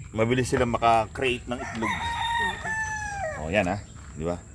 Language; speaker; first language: Filipino; non-native, local second language; Pampanga